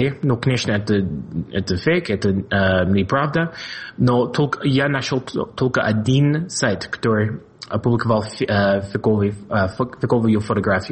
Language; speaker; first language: Russian; non-native, fluent; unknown